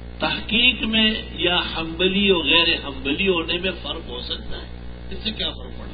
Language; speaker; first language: Urdu; non-native, local second language; Pashto